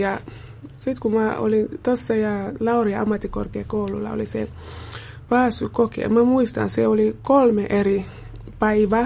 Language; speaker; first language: Finnish; non-native, fluent; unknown